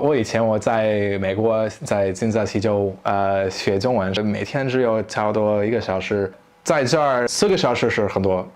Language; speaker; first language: Chinese; non-native, learner; English